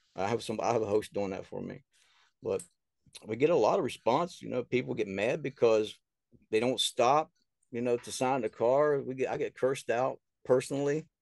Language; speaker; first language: English; native; English